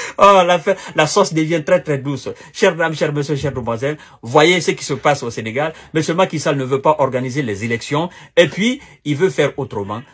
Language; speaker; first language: French; non-native, local second language; Wolof